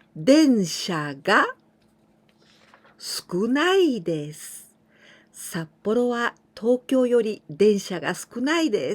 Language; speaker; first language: Japanese; non-native, fluent; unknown